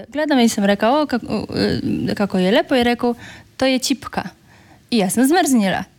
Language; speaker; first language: Slovenian; non-native, fluent; Polish